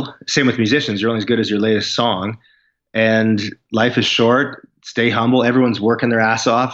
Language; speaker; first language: English; native; English